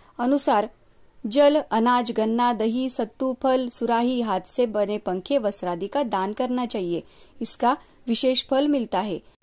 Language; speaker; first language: Hindi; non-native, local second language; Marathi